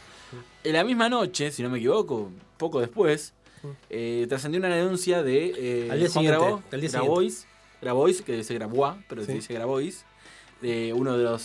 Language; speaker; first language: Spanish; native; Spanish